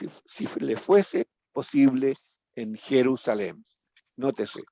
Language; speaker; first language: Spanish; native; Spanish